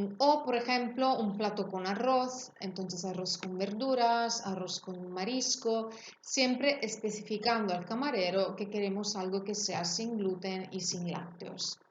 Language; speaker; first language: Spanish; non-native, fluent; Italian